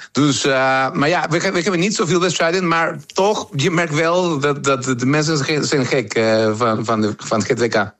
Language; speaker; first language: Dutch; non-native, fluent; Spanish